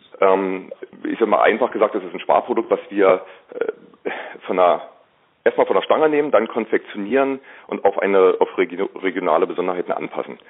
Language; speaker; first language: German; native; German